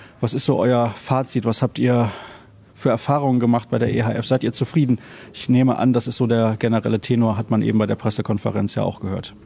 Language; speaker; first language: German; native; German